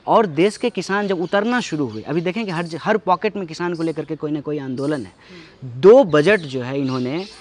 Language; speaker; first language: Hindi; native; Hindi